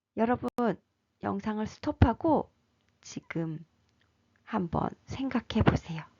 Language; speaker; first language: Korean; native; Korean